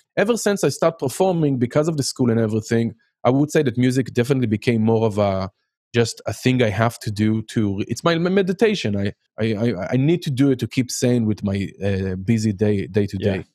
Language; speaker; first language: English; non-native, fluent; Hebrew